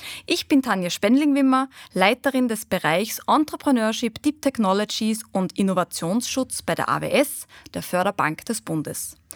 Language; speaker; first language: German; native; German